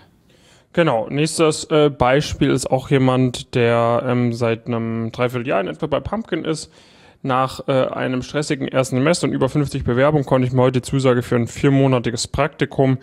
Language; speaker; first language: German; native; German